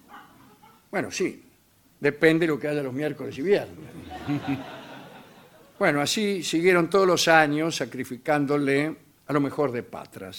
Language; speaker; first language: Spanish; native; Spanish